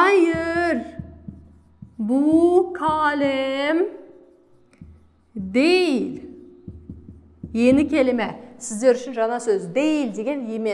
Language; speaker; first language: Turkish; non-native, fluent; Kazakh